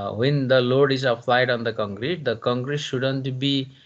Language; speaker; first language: English; non-native, local second language; Nepali